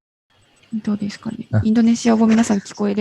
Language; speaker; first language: Japanese; native; Japanese